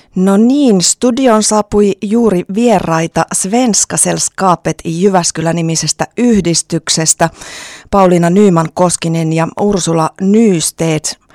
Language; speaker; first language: Finnish; native; Finnish